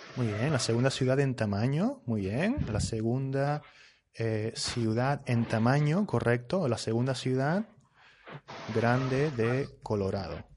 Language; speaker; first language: Spanish; native; Spanish